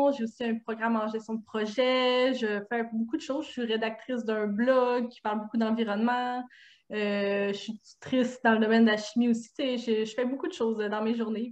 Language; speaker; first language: French; native; French